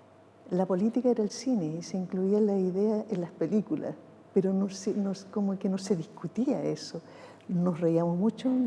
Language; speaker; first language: Spanish; native; Spanish